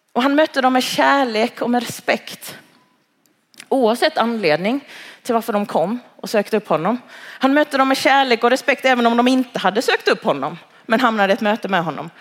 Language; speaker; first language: Swedish; early bilingual, other home language; Cantonese